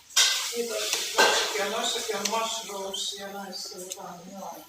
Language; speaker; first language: Finnish; native; Finnish